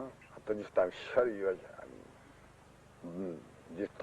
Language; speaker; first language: English; non-native, learner; Japanese